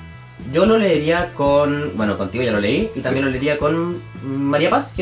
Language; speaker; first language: Spanish; native; Spanish